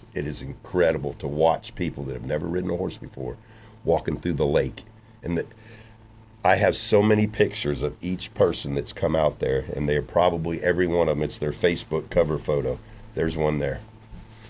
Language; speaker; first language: English; native; English